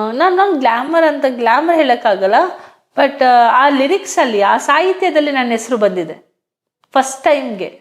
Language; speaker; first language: Kannada; non-native, local second language; Hindi